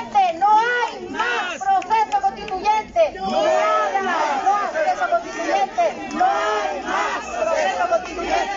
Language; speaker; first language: Spanish; native; Spanish